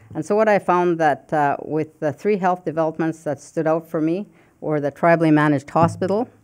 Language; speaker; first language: English; non-native, fluent; Cree